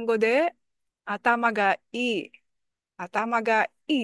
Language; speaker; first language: Japanese; non-native, learner; Filipino